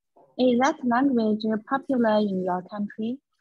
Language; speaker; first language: English; non-native, learner; Chinese